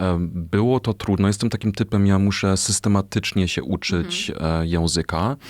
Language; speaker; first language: Polish; non-native, fluent; German